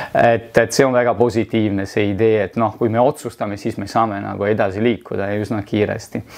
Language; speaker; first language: Estonian; non-native, fluent; Italian